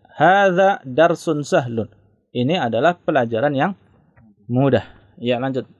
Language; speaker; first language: Indonesian; native; Indonesian